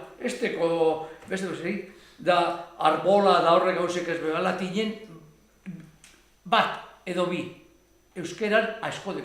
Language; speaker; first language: Basque; native; Basque